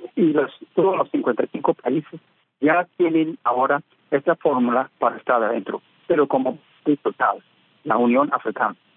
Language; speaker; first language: Spanish; non-native, fluent; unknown